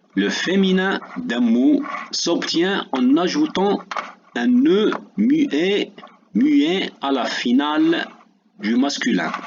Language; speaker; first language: French; non-native, local second language; Arabic